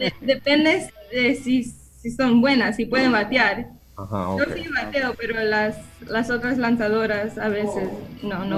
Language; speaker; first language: Spanish; early bilingual, heritage; English